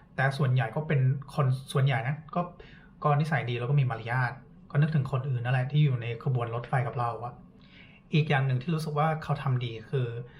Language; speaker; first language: Thai; non-native, fluent; English